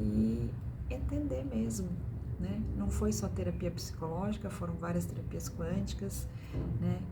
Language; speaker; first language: Portuguese; native; Portuguese